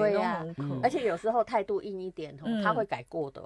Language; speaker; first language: Chinese; native; Chinese